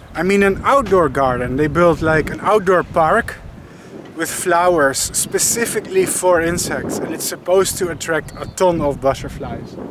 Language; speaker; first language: English; non-native, fluent; Dutch